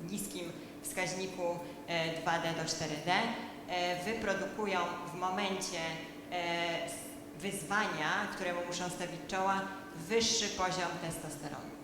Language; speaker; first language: Polish; native; Polish